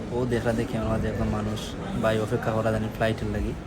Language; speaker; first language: Bangla; non-native, local second language; Sylheti